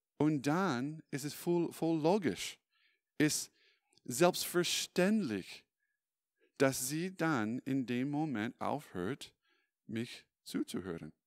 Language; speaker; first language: German; non-native, fluent; English